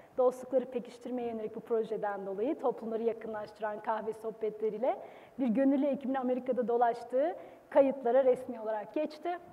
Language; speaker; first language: Turkish; native; Turkish